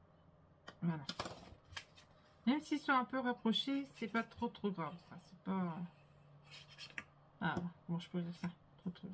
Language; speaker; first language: French; native; French